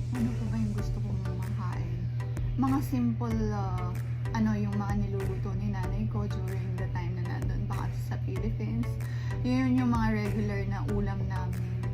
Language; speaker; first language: Filipino; non-native, local second language; Pampanga